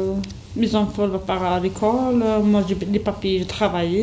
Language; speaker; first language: French; non-native, learner; Kabyle